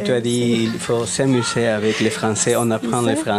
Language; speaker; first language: French; non-native, fluent; Spanish